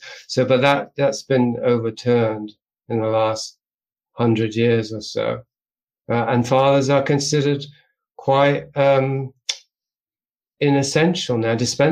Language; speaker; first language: English; native; English